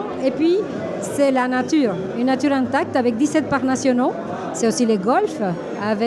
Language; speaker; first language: French; native; French